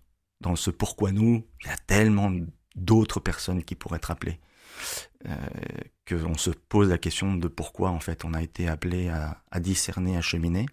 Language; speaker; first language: French; native; French